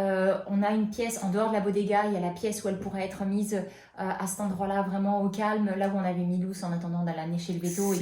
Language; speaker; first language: French; native; French